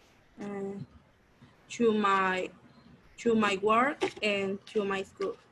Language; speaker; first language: English; non-native, learner; Spanish